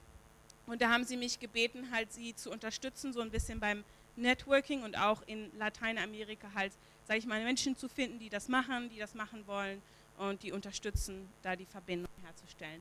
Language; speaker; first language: German; native; German